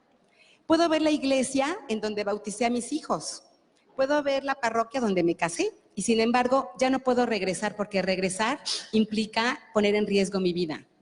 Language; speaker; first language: Spanish; native; Spanish